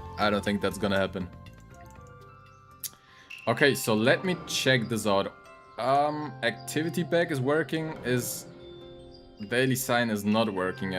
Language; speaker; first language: English; non-native, fluent; German